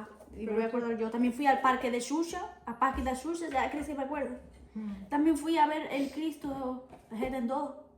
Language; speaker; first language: Spanish; early bilingual, other home language; Portuguese